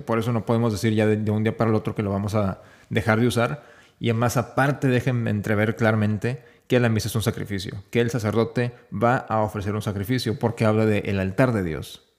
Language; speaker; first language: Spanish; native; Spanish